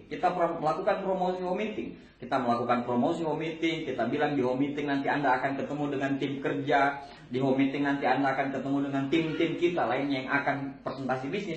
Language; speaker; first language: Indonesian; native; Indonesian